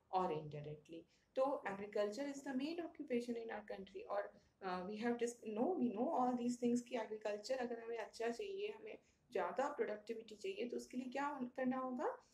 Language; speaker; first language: Hindi; native; Hindi